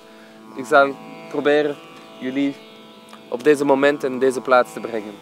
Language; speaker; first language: Dutch; non-native, local second language; French